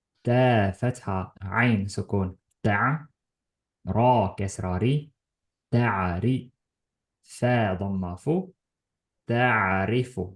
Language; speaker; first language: Arabic; non-native, fluent; Estonian